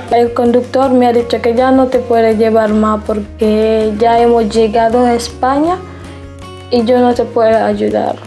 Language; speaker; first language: Spanish; non-native, learner; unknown